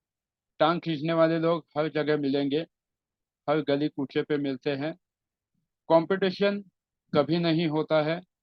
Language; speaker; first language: Hindi; native; Hindi